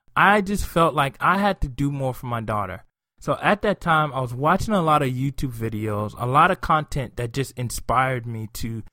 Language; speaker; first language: English; non-native, local second language; Yoruba